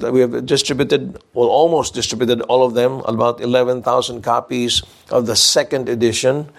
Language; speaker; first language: English; non-native, local second language; Filipino